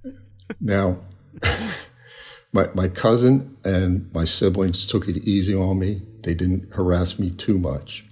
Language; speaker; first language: English; native; English